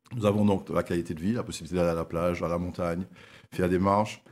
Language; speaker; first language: French; native; French